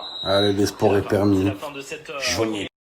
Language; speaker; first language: French; native; French